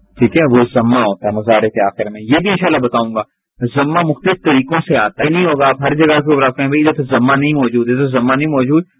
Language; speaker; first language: Urdu; native; Urdu